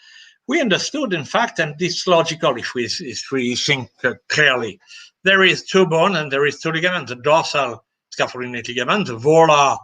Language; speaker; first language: English; non-native, fluent; French